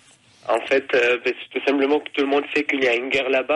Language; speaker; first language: French; non-native, fluent; Arabic